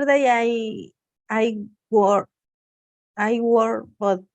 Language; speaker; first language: English; non-native, learner; Spanish